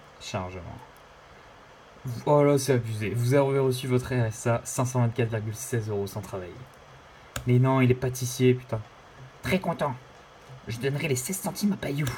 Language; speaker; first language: French; native; French